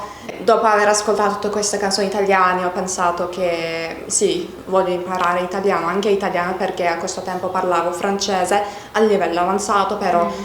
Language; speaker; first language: Italian; non-native, learner; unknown